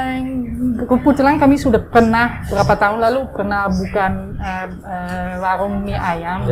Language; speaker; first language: Indonesian; non-native, fluent; Dutch